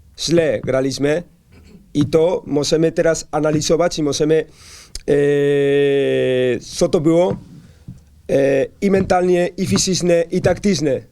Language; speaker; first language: Polish; non-native, learner; Spanish